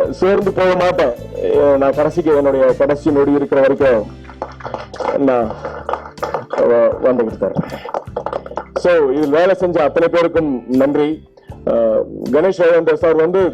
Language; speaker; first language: Tamil; native; Tamil